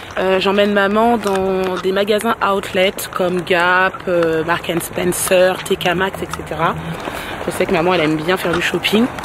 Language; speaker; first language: French; native; French